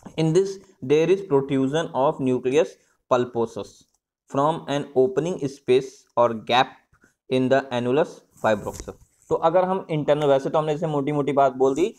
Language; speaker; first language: Hindi; native; Hindi